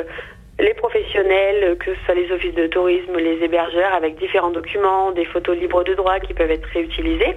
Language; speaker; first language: French; native; French